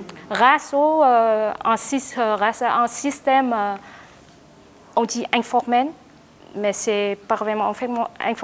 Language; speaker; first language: French; non-native, learner; Vietnamese